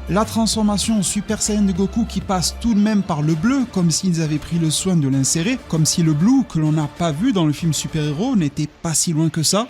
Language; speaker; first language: French; native; French